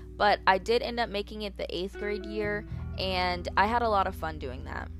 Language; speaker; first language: English; native; English